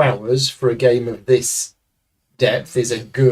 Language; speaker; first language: English; native; English